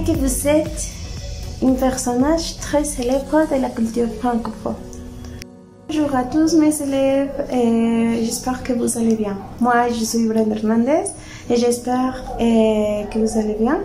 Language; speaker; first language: French; non-native, fluent; Spanish